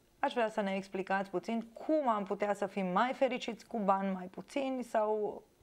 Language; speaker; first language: Romanian; native; Romanian